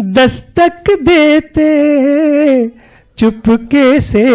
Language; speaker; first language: Hindi; native; Hindi